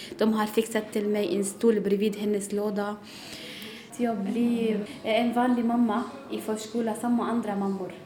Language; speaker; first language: Swedish; non-native, learner; Arabic